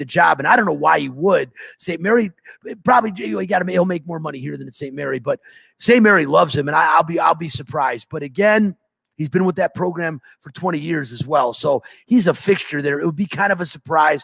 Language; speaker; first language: English; native; English